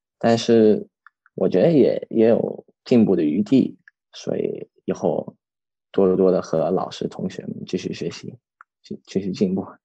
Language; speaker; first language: Chinese; early bilingual, heritage; Chinese